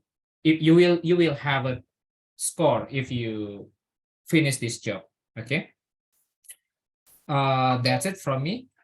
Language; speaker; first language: English; non-native, learner; Indonesian